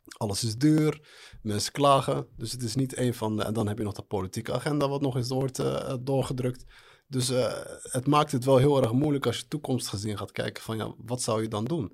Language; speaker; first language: Dutch; early bilingual, other home language; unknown